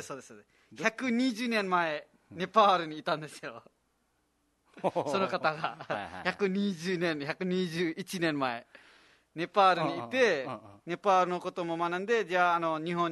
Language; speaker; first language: Japanese; non-native, fluent; Nepali